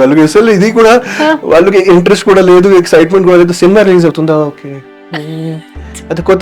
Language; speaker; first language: Telugu; non-native, fluent; Hindi